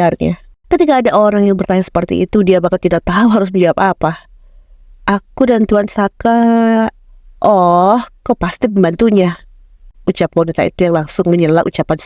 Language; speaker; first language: Indonesian; native; Indonesian